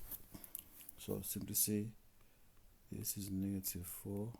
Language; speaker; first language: English; non-native, local second language; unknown